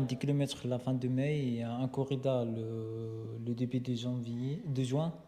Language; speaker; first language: French; non-native, learner; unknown